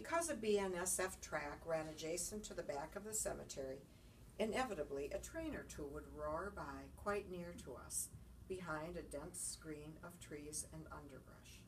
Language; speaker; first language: English; native; English